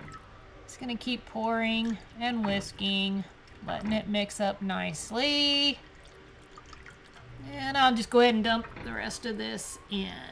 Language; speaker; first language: English; native; English